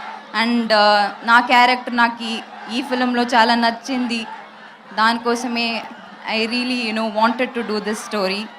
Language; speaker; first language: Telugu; non-native, learner; Tamil